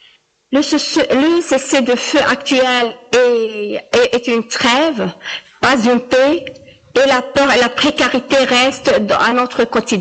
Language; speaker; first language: French; non-native, local second language; Arabic